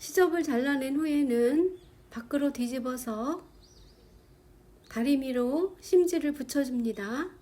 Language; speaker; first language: Korean; native; Korean